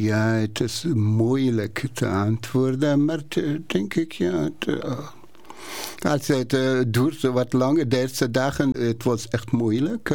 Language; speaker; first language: Dutch; non-native, learner; Persian